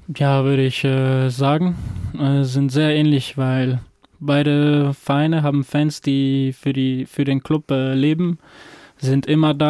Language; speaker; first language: German; non-native, fluent; Croatian